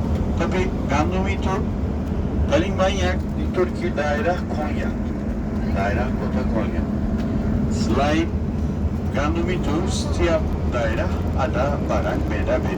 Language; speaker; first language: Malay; non-native, fluent; Turkish